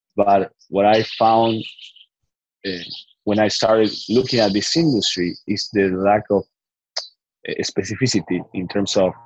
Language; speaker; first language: English; non-native, fluent; Spanish